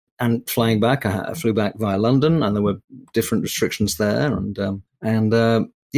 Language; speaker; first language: English; native; English